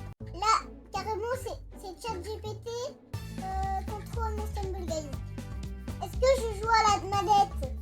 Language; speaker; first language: French; native; French